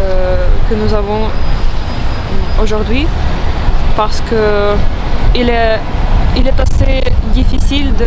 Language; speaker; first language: French; non-native, fluent; Ukrainian